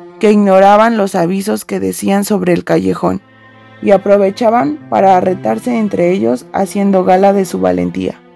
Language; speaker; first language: Spanish; native; Spanish